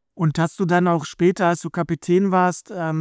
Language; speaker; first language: German; native; German